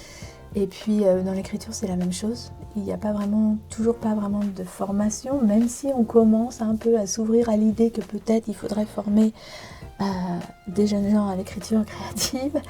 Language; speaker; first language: French; native; French